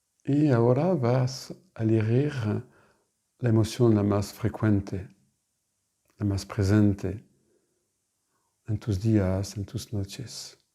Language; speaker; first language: Spanish; non-native, fluent; French